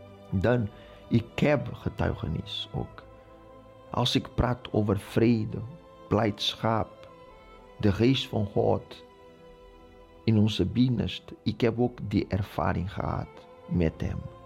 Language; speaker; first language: Dutch; non-native, fluent; Portuguese